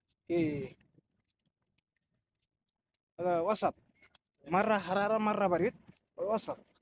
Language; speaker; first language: Arabic; non-native, learner; Bangla